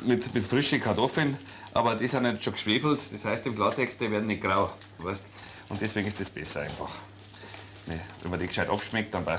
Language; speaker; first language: German; native; German